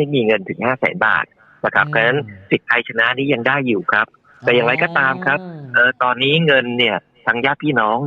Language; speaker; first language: Thai; native; Thai